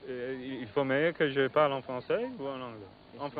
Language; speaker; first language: French; non-native, fluent; English